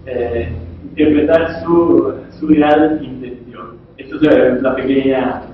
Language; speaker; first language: Spanish; non-native, fluent; Italian